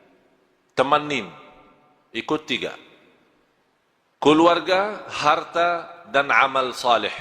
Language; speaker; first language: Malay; non-native, fluent; Arabic